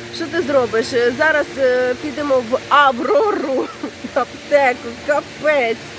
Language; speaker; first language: Ukrainian; non-native, local second language; Russian